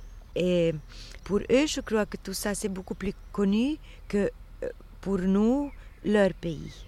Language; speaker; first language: French; non-native, fluent; Swedish